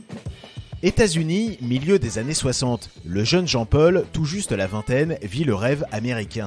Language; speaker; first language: French; native; French